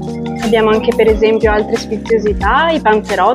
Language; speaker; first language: Italian; native; Italian